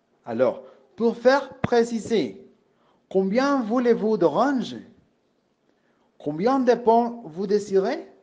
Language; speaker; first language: French; non-native, fluent; Spanish